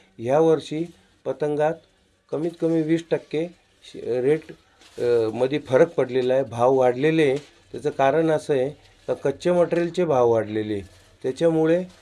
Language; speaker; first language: Marathi; non-native, local second language; Gujarati